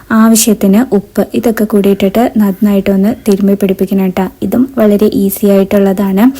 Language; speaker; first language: Malayalam; native; Malayalam